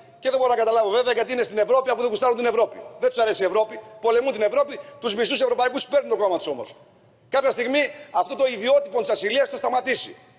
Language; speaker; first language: Greek; early bilingual, heritage; Greek